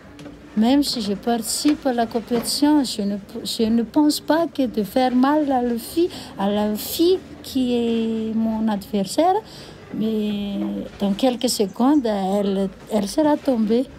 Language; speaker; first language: French; non-native, local second language; Malagasy